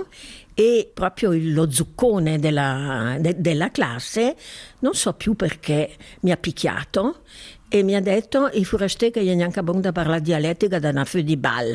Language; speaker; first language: Italian; native; Italian